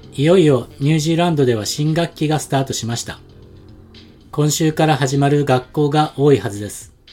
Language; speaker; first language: Japanese; native; Japanese